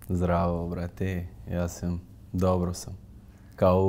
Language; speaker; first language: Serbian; non-native, fluent; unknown